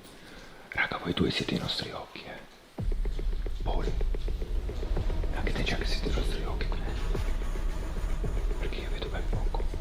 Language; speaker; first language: Italian; native; Italian